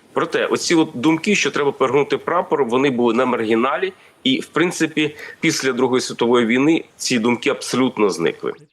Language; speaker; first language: Ukrainian; native; Ukrainian